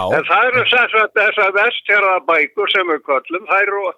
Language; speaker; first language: Icelandic; native; Icelandic